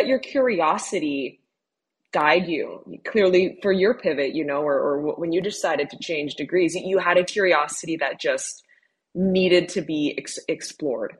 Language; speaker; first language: English; native; English